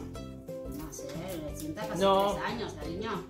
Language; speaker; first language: Spanish; non-native, learner; Indonesian